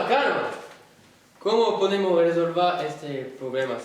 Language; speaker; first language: Spanish; non-native, learner; French